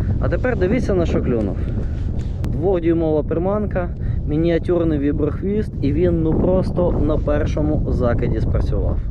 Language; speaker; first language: Ukrainian; non-native, local second language; Russian